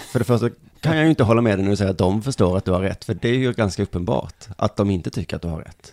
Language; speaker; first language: Swedish; native; Swedish